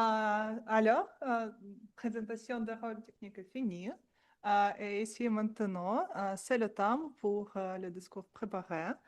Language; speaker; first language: French; non-native, learner; Russian